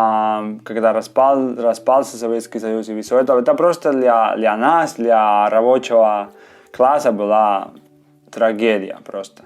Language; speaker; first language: Russian; non-native, fluent; Spanish